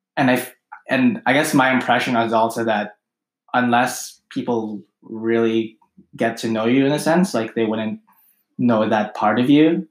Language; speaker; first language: English; early bilingual, other home language; Filipino